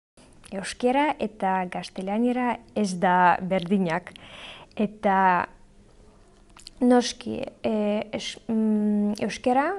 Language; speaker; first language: Basque; non-native, learner; Belarusian